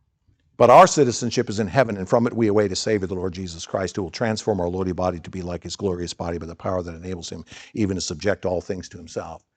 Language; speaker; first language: English; native; English